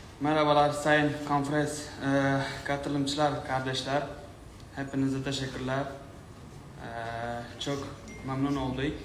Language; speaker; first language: Turkish; non-native, learner; Uzbek